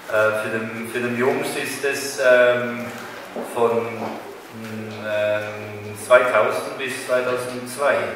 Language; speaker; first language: German; non-native, fluent; Norwegian